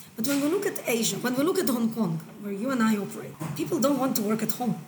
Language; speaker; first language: English; non-native, fluent; Hebrew